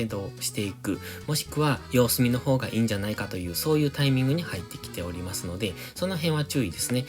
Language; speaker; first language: Japanese; native; Japanese